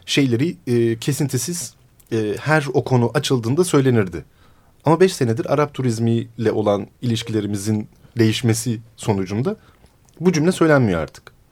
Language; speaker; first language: Turkish; native; Turkish